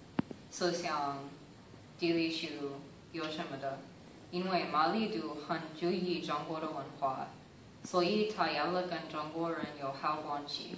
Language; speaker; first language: Chinese; non-native, learner; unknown